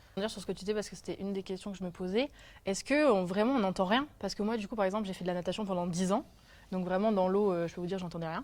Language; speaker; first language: French; native; French